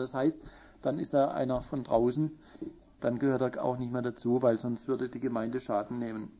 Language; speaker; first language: German; native; German